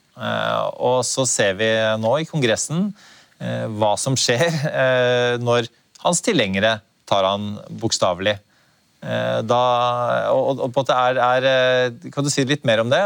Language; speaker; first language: Norwegian; native; Norwegian